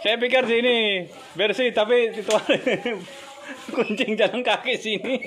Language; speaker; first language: Indonesian; non-native, learner; Filipino